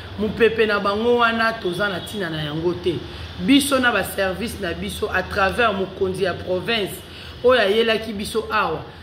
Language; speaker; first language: Lingala; non-native, local second language; Kongo